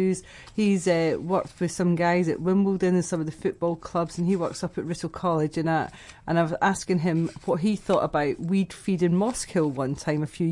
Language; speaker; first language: English; native; English